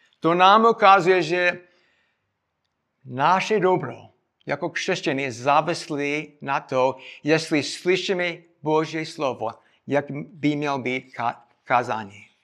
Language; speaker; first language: Czech; non-native, fluent; English